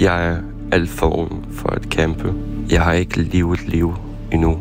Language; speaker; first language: Danish; non-native, fluent; Ukrainian